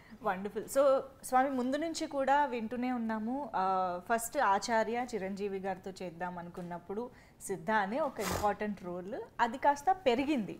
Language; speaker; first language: Telugu; native; Telugu